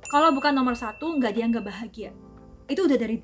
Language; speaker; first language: Indonesian; non-native, fluent; Korean